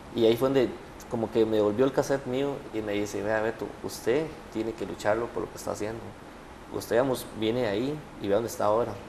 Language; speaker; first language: Spanish; native; Spanish